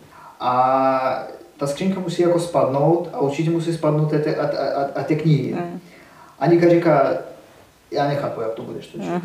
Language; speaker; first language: Czech; non-native, learner; Russian